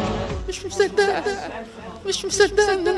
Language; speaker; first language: Arabic; native; Arabic